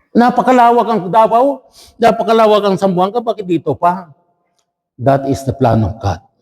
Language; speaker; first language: Filipino; non-native, local second language; Chavacano